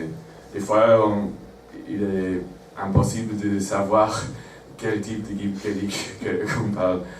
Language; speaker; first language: French; non-native, fluent; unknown